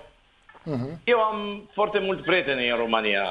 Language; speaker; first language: Romanian; non-native, learner; Italian